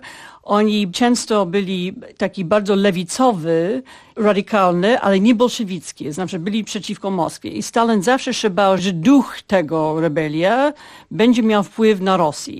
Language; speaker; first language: Polish; non-native, fluent; English